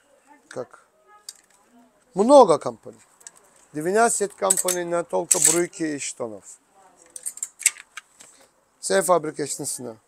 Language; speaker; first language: Russian; non-native, learner; Turkish